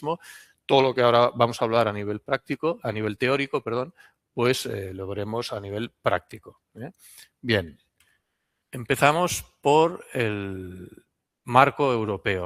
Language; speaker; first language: Spanish; non-native, local second language; Catalan